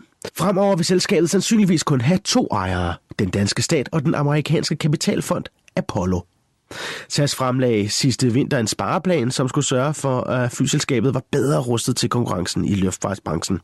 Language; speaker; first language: Danish; native; Danish